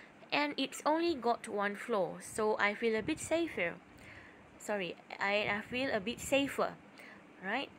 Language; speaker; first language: English; non-native, local second language; Malay